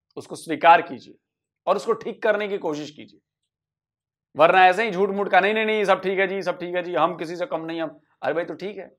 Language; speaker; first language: Hindi; native; Hindi